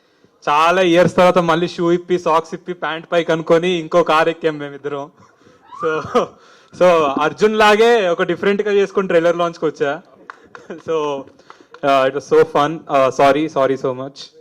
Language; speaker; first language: Telugu; native; Telugu